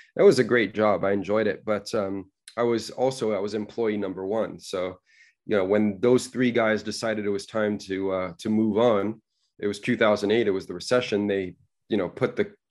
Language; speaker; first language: English; native; English